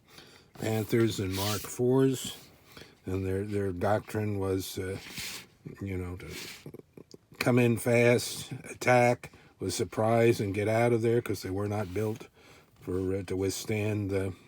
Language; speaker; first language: English; native; English